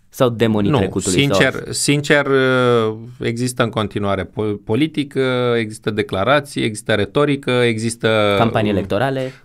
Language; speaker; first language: Romanian; native; Romanian